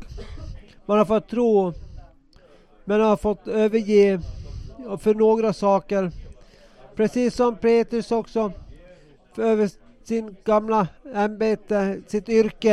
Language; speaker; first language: Swedish; non-native, local second language; Finnish